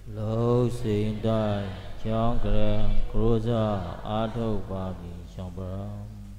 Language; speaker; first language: Burmese; native; Burmese